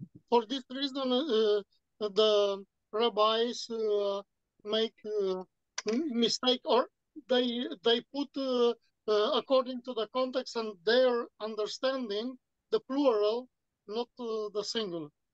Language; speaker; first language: English; non-native, fluent; Romanian